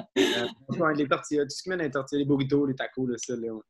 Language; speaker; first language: French; native; French